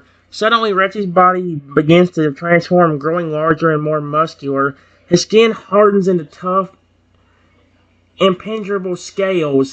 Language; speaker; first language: English; native; English